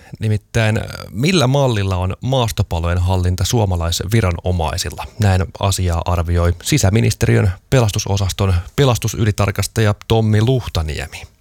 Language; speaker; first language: Finnish; native; Finnish